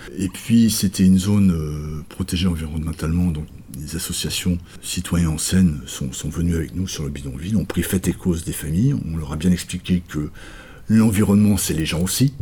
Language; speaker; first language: French; native; French